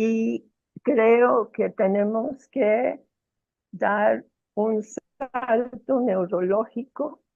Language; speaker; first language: Spanish; non-native, fluent; English